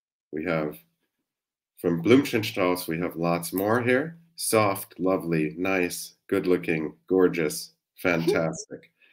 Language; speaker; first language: English; native; English